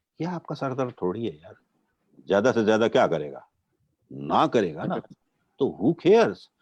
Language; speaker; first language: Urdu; non-native, local second language; Gujarati